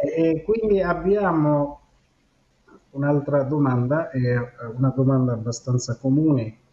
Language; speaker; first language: Italian; non-native, fluent; Bangla